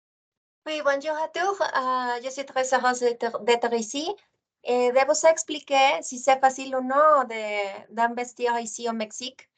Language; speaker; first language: French; non-native, fluent; Spanish